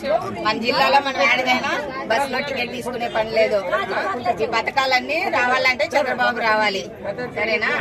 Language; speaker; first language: Telugu; native; Telugu